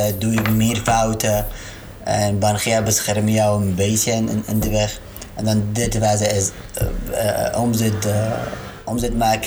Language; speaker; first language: Dutch; non-native, learner; Arabic